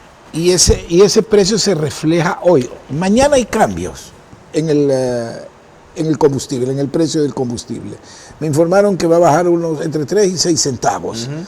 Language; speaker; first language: Spanish; native; Spanish